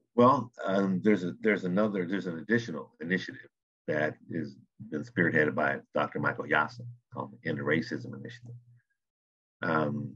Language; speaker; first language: English; native; English